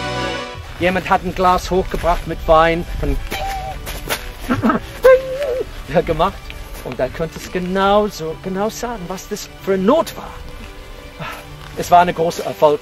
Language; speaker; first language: German; non-native, fluent; English